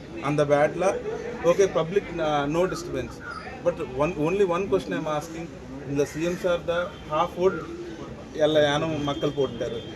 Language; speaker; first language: Tamil; non-native, local second language; Telugu